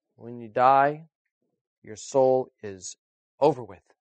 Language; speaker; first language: English; native; English